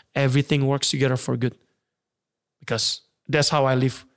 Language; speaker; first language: English; non-native, fluent; Indonesian